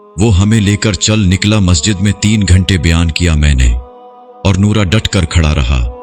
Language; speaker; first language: Urdu; non-native, local second language; Punjabi